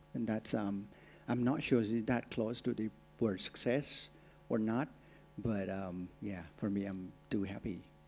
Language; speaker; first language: English; non-native, fluent; Thai